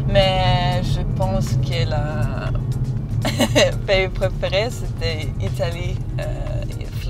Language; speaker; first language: French; non-native, learner; Serbian